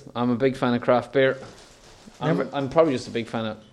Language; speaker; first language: English; native; English